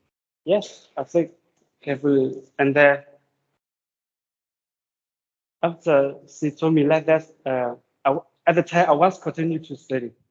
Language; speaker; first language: English; non-native, learner; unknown